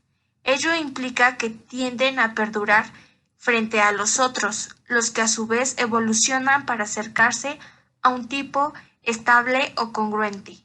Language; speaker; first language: Spanish; native; Spanish